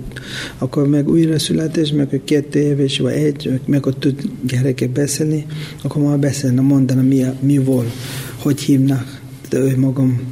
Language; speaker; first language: Hungarian; non-native, learner; Tibetan